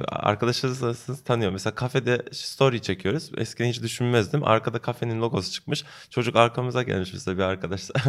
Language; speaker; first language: Turkish; early bilingual, heritage; Turkish